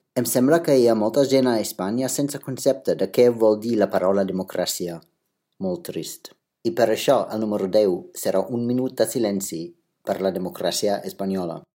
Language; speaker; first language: Catalan; non-native, fluent; German